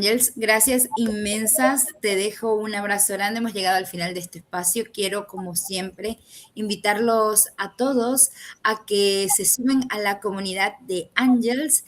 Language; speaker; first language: Spanish; native; Spanish